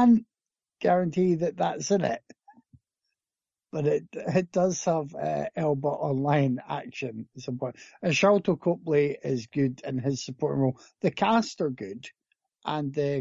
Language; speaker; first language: English; native; English